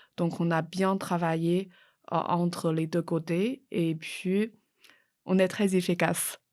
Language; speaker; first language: French; non-native, fluent; Chinese